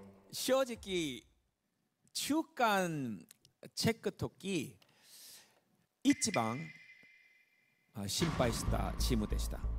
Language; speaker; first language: Japanese; non-native, learner; Korean